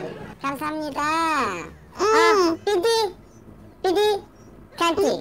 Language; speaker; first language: Korean; non-native, learner; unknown